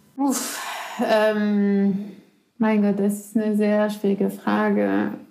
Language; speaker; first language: German; non-native, fluent; French